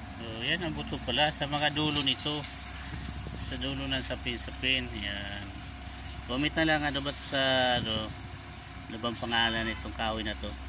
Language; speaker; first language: Filipino; non-native, local second language; Masbatenyo